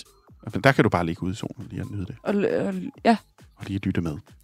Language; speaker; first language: Danish; native; Danish